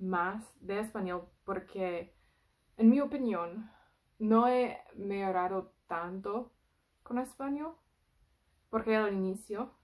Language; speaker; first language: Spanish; non-native, learner; English